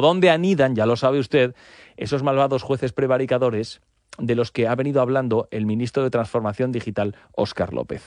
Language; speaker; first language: Spanish; native; Spanish